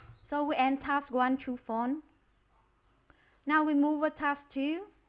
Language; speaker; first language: English; non-native, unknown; Vietnamese